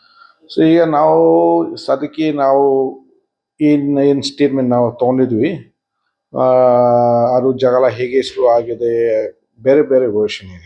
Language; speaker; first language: Kannada; non-native, fluent; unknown